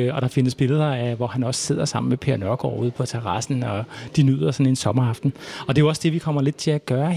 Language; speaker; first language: Danish; native; Danish